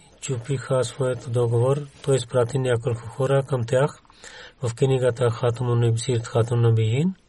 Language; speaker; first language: Bulgarian; non-native, learner; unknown